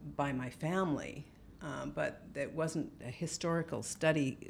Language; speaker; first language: English; native; English